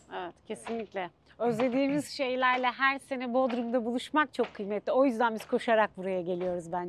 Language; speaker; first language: Turkish; native; Turkish